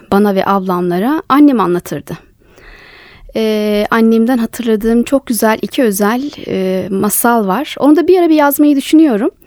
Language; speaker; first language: Turkish; native; Turkish